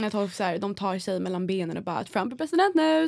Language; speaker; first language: Swedish; native; Swedish